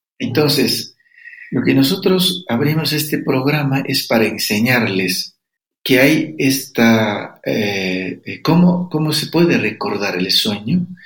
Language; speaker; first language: Spanish; non-native, local second language; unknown